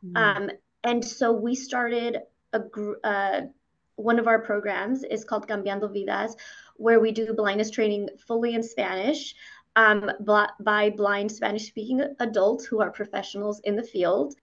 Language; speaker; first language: English; early bilingual, other home language; Spanish